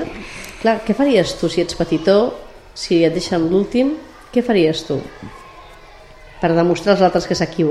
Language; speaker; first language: Catalan; native; Catalan